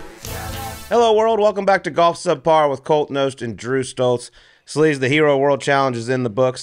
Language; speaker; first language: English; native; English